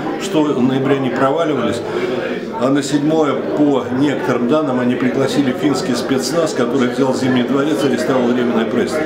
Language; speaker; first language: Russian; native; Russian